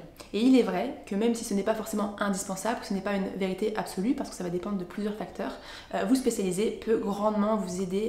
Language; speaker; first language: French; native; French